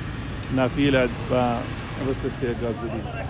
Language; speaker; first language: Portuguese; non-native, local second language; Arabic